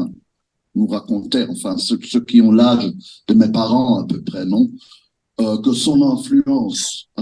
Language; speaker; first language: French; non-native, fluent; German